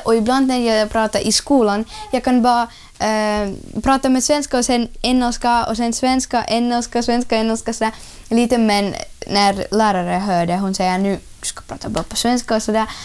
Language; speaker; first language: Swedish; non-native, learner; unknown